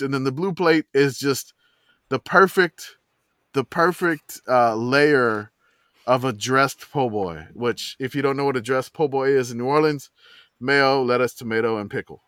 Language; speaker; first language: English; native; English